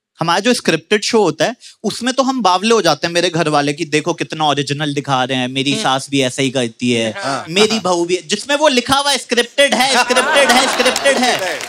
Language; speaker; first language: Hindi; native; Hindi